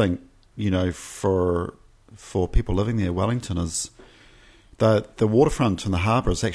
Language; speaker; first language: English; native; English